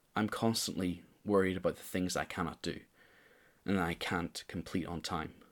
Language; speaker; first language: English; native; English